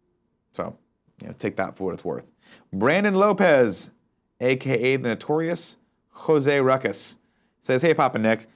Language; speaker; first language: English; native; English